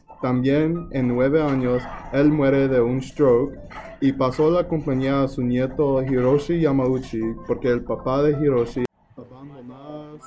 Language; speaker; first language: Spanish; non-native, learner; English